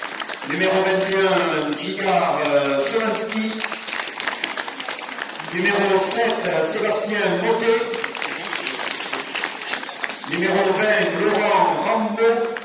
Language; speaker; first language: French; native; French